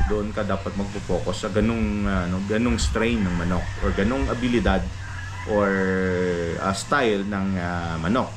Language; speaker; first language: Filipino; non-native, local second language; Hiligaynon